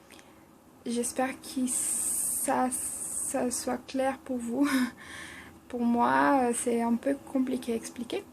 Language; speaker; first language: French; non-native, fluent; Portuguese